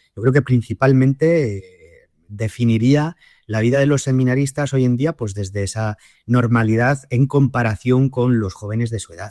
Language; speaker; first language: Spanish; native; Spanish